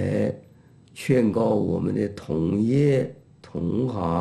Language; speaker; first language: Chinese; native; Chinese